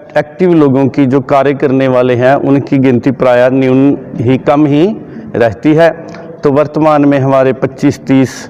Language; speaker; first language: Hindi; non-native, local second language; Punjabi